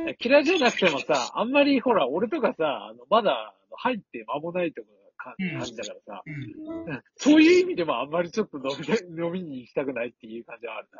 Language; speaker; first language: Japanese; native; Japanese